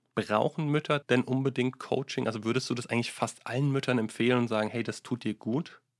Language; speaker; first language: German; native; German